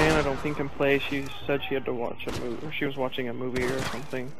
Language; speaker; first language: English; native; English